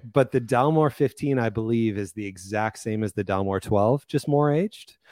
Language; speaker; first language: English; native; English